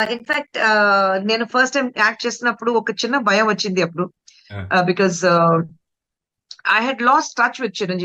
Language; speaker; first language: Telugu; non-native, fluent; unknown